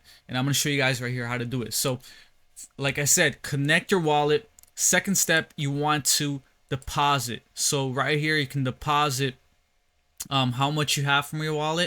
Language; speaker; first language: English; native; English